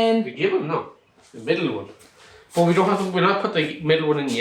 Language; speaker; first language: English; native; English